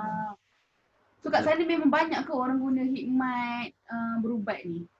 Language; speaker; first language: Malay; native; Malay